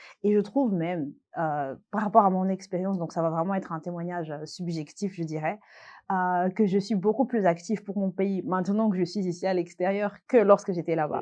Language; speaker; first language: French; non-native, local second language; Malagasy